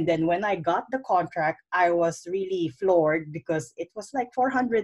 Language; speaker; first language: English; non-native, local second language; Filipino